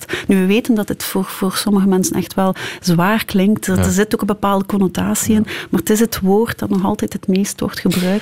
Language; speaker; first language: Dutch; native; Dutch